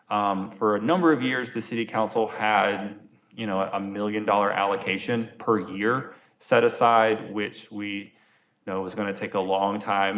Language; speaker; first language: English; native; English